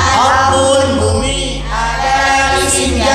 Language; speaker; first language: Indonesian; native; Indonesian